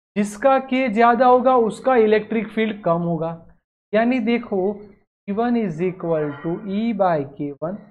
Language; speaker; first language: Hindi; non-native, local second language; Gujarati